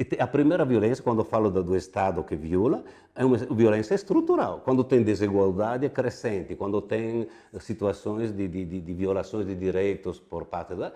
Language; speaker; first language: Portuguese; non-native, fluent; Italian